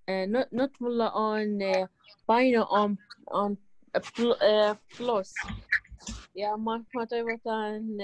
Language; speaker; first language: Finnish; non-native, learner; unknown